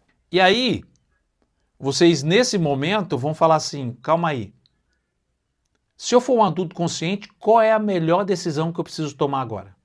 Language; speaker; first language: Portuguese; native; Portuguese